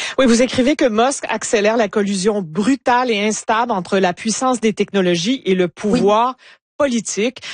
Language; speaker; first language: French; native; French